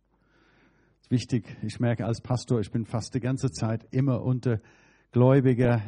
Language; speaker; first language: German; non-native, fluent; English